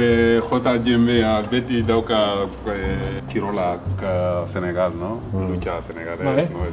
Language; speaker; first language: Basque; non-native, learner; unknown